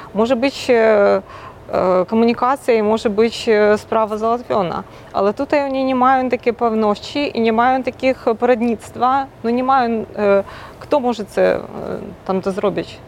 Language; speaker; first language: Polish; non-native, local second language; Ukrainian